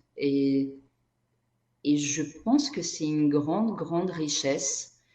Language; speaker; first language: French; non-native, fluent; Portuguese